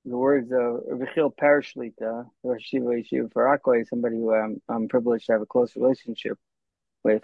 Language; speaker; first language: English; native; English